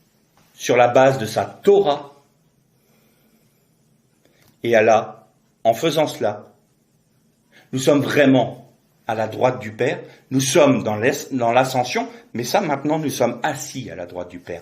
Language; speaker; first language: French; native; French